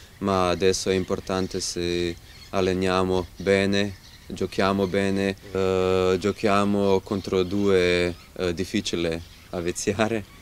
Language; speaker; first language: Italian; non-native, learner; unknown